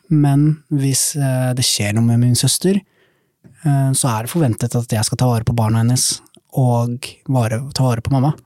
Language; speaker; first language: Norwegian; early bilingual, other home language; Somali